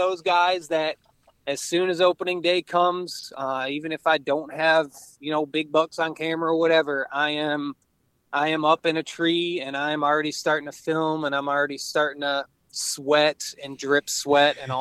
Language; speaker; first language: English; native; English